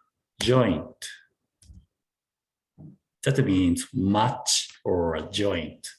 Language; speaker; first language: English; non-native, learner; Japanese